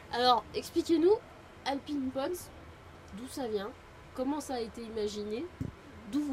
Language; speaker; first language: French; native; French